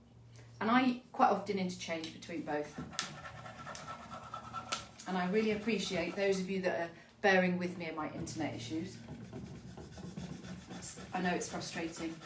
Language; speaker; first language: English; native; English